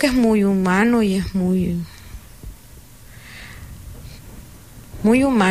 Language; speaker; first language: Italian; non-native, learner; Spanish